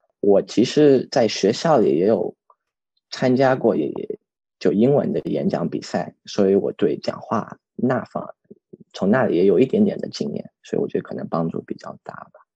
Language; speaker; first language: Chinese; early bilingual, heritage; Chinese